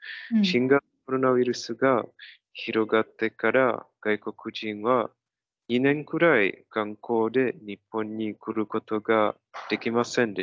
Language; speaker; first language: Japanese; non-native, learner; Czech